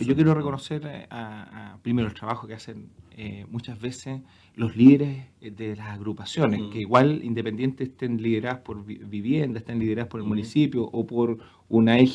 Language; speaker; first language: Spanish; native; Spanish